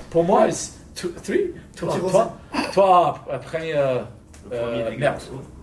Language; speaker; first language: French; non-native, learner; English